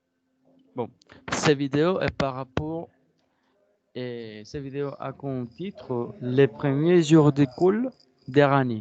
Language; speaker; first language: French; non-native, fluent; Spanish